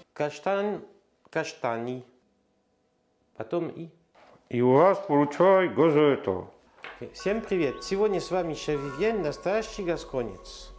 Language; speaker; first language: Russian; non-native, learner; French